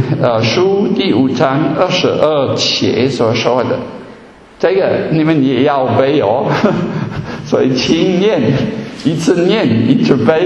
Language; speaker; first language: Chinese; non-native, fluent; German